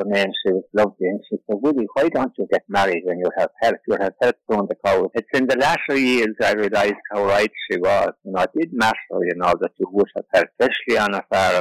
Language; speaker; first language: English; native; English